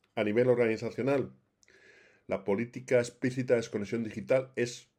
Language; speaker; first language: Spanish; native; Spanish